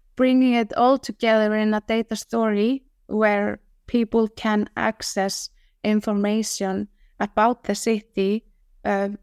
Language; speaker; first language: English; non-native, fluent; Icelandic